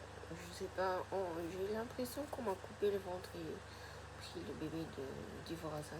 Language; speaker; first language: French; non-native, fluent; Japanese